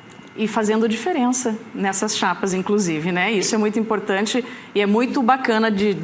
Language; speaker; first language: Portuguese; native; Portuguese